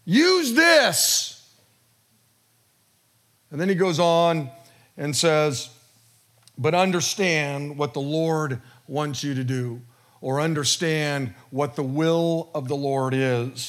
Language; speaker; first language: English; native; English